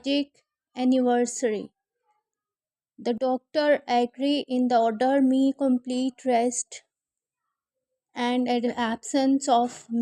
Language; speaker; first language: English; non-native, learner; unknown